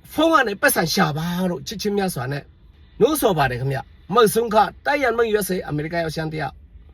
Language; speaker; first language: Burmese; non-native, local second language; Shan